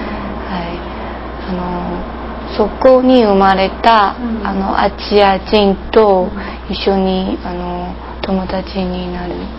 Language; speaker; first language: Japanese; non-native, learner; English